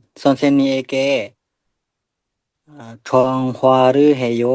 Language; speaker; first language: Korean; non-native, learner; Lao